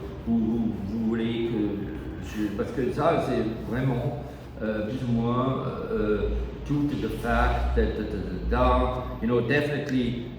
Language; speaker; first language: French; non-native, learner; German